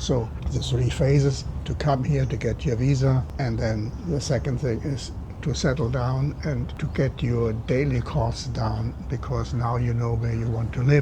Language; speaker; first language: English; non-native, fluent; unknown